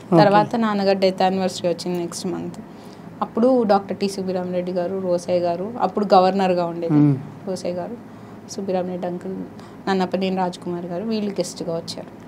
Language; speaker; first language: Telugu; native; Telugu